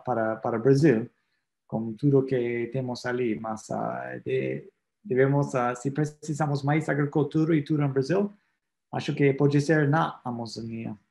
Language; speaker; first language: Portuguese; non-native, fluent; English